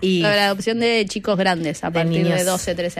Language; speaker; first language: Spanish; native; Spanish